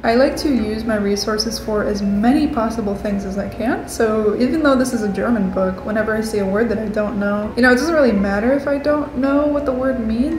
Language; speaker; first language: English; native; English